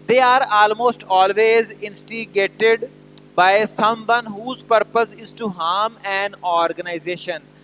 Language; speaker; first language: English; non-native, local second language; Urdu